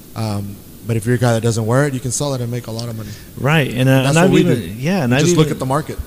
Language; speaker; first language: English; native; English